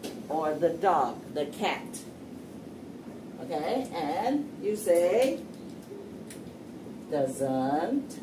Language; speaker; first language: English; non-native, fluent; Chinese